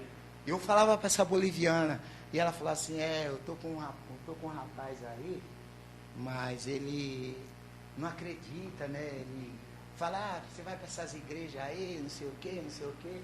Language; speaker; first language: Portuguese; native; Portuguese